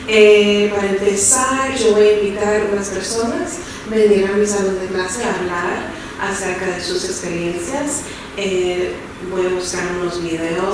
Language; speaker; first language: Spanish; non-native, fluent; English